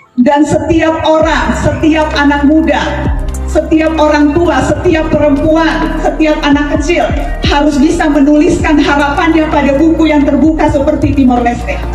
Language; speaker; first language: Indonesian; native; Indonesian